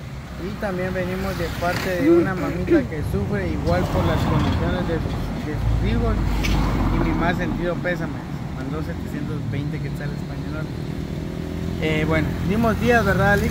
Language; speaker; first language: Spanish; native; Spanish